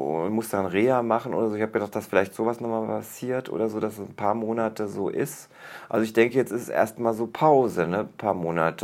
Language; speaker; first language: German; native; German